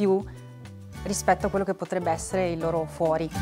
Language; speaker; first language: Italian; native; Italian